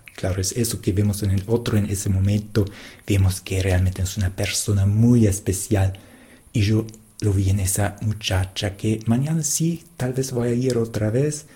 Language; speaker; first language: Spanish; non-native, fluent; German